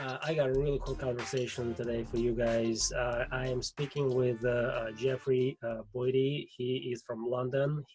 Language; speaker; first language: English; non-native, fluent; Russian